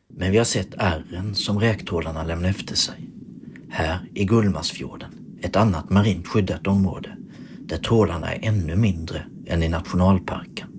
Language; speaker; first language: Swedish; native; Swedish